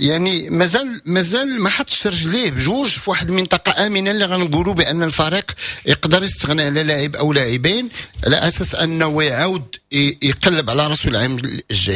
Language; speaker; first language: Arabic; native; Arabic